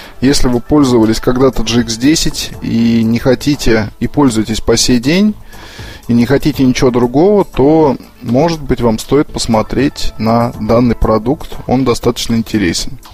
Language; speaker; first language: Russian; native; Russian